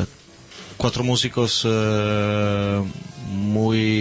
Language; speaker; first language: Spanish; non-native, learner; Italian